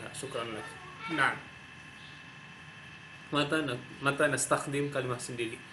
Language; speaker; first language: Arabic; non-native, learner; Javanese